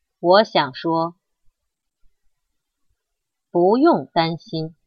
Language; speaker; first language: Chinese; non-native, learner; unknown